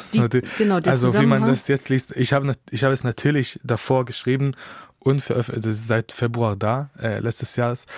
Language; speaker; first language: German; non-native, fluent; Hebrew